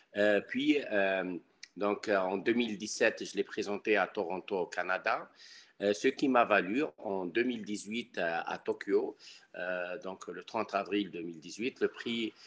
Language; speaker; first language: French; non-native, local second language; Arabic